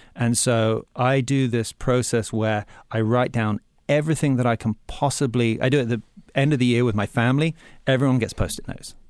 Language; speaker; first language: English; native; English